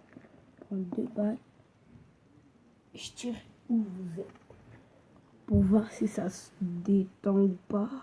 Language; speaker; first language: French; native; French